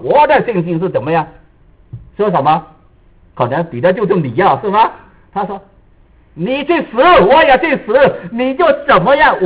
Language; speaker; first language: Chinese; native; Chinese